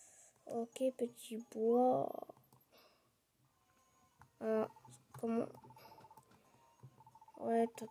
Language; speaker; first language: French; non-native, local second language; Arabic